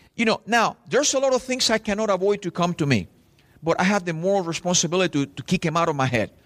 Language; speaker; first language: English; non-native, fluent; Spanish